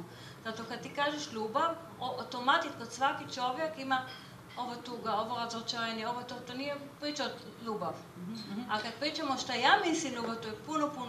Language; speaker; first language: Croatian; non-native, learner; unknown